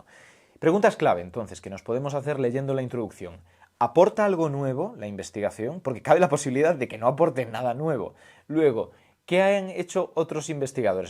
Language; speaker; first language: Spanish; native; Spanish